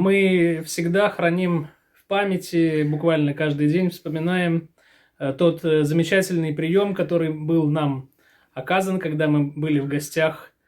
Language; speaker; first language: Russian; native; Russian